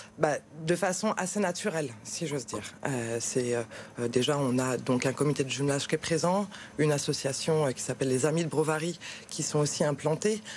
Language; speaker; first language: French; native; French